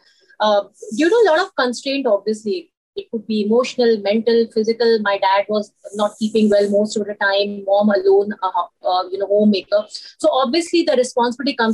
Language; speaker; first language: English; non-native, local second language; Hindi